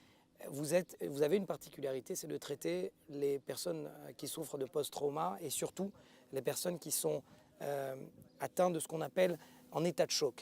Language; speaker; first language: French; native; French